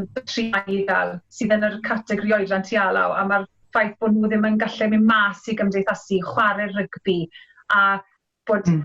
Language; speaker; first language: Welsh; native; Welsh